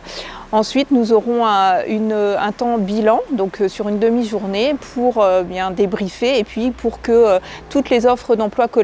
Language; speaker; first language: French; native; French